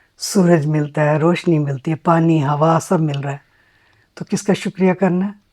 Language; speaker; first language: Hindi; native; Hindi